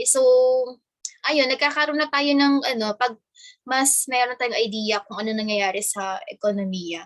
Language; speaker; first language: Filipino; native; Filipino